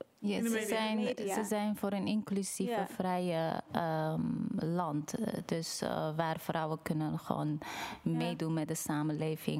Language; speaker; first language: Dutch; non-native, fluent; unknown